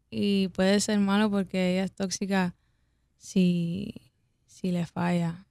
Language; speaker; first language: Spanish; early bilingual, heritage; Spanish